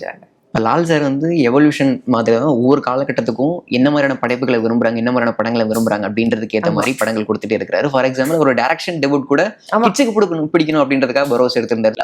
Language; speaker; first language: Tamil; native; Tamil